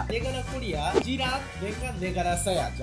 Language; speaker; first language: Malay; non-native, learner; Japanese